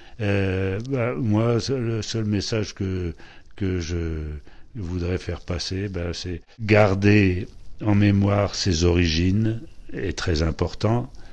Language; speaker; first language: French; early bilingual, other home language; Polish